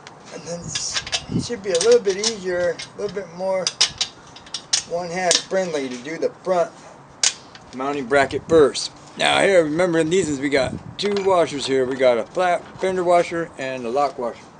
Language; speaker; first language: English; native; English